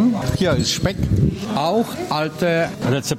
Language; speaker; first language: German; non-native, learner; Polish